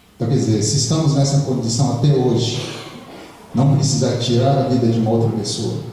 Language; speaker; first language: Portuguese; native; Portuguese